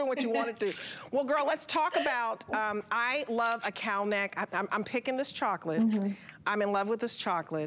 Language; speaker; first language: English; native; English